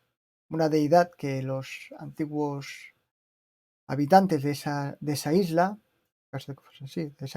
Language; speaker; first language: Spanish; native; Spanish